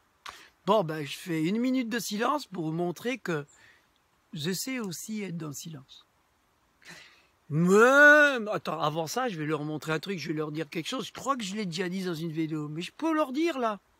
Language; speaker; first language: French; native; French